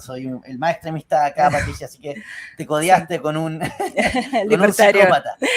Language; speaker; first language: Spanish; native; Spanish